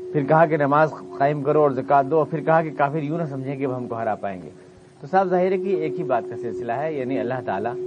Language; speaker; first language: Urdu; native; Urdu